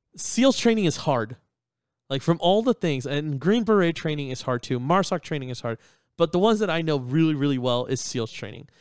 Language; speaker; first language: English; native; English